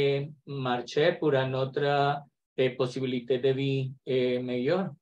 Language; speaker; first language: French; non-native, learner; Spanish